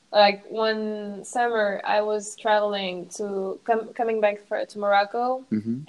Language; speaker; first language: English; non-native, fluent; Arabic